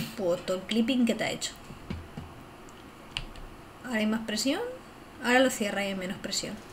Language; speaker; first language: Spanish; native; Spanish